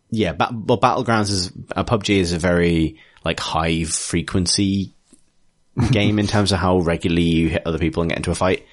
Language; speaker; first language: English; native; English